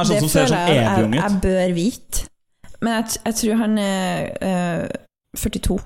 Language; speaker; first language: Norwegian; native; Norwegian